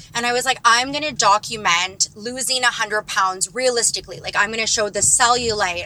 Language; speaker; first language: English; native; English